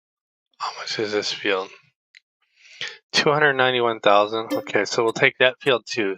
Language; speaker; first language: English; native; English